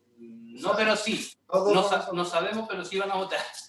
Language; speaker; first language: Spanish; native; Spanish